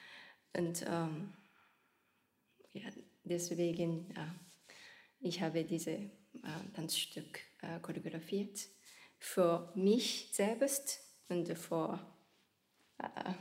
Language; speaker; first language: German; non-native, learner; Japanese